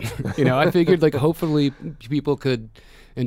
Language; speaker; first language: English; native; English